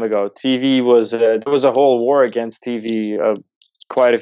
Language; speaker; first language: English; early bilingual, other home language; Yiddish